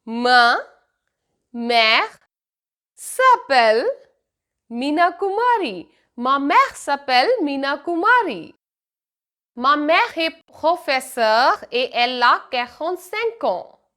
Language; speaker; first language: French; non-native, fluent; Hindi